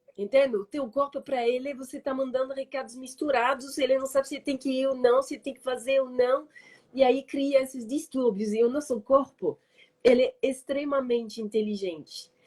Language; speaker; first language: Portuguese; non-native, fluent; French